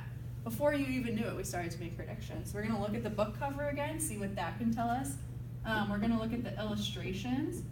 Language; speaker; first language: English; native; English